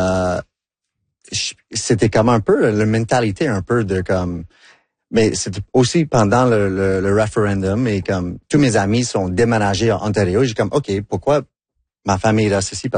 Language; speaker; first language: French; non-native, local second language; English